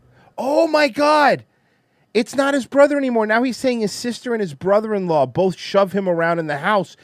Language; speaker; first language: English; native; English